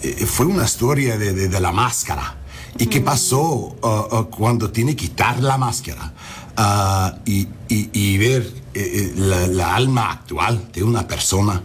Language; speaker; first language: Spanish; non-native, learner; English